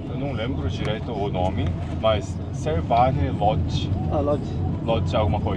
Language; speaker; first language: Portuguese; non-native, fluent; Korean